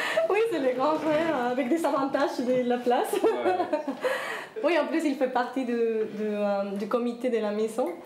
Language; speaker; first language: French; non-native, fluent; Spanish